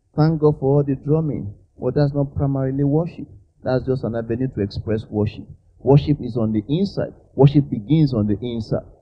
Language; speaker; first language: English; non-native, local second language; Yoruba